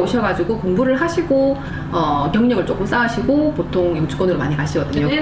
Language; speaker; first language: Korean; native; Korean